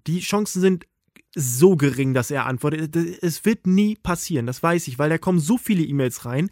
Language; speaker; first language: German; native; German